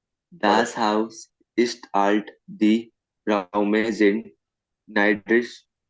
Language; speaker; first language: German; non-native, learner; Hindi